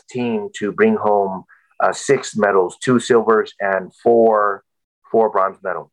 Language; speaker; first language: English; native; English